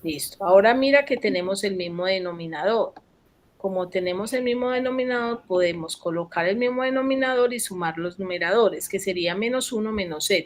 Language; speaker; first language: Spanish; native; Spanish